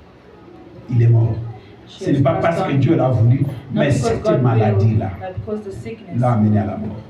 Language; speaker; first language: French; non-native, local second language; Lingala